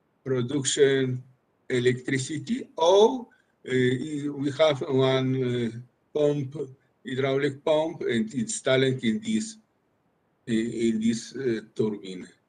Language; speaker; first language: English; non-native, learner; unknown